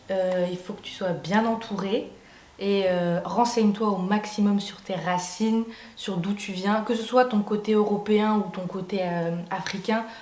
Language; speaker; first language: French; native; French